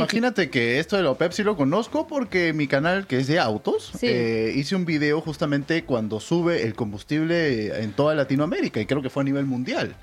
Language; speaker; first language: Spanish; native; Spanish